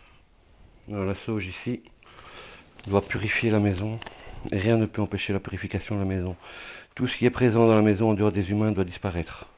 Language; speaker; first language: French; native; French